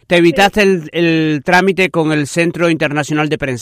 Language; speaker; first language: Spanish; native; Spanish